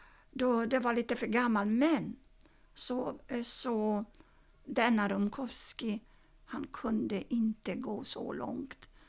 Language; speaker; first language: Swedish; non-native, fluent; Yiddish